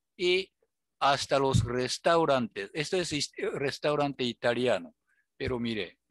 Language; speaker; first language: Spanish; non-native, fluent; Japanese